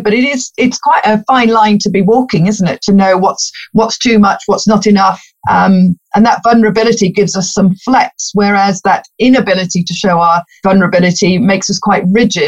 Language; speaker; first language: English; native; English